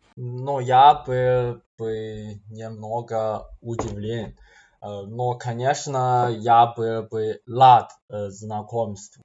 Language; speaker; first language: Russian; non-native, learner; Chinese